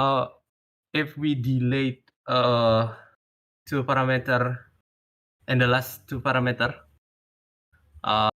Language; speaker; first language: English; non-native, learner; Indonesian